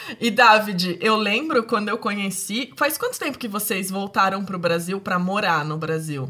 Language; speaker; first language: Portuguese; native; Portuguese